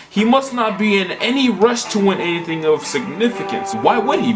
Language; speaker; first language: English; native; English